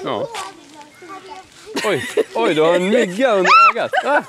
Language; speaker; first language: Swedish; native; Swedish